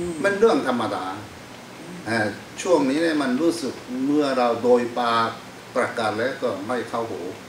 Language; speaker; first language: Thai; non-native, fluent; Korean